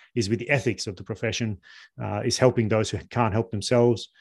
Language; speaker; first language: English; early bilingual, other home language; Bosnian